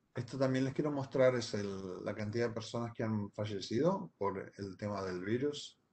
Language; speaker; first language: Spanish; native; Spanish